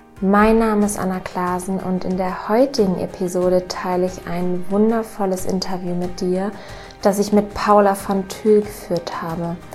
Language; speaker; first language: German; native; German